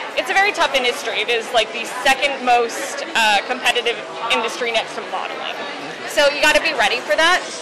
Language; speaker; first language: English; native; English